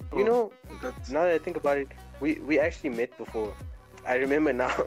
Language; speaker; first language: English; native; English